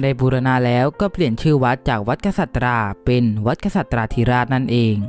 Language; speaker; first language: Thai; native; Thai